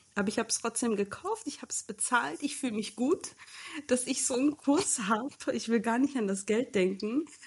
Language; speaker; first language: German; early bilingual, other home language; Turkish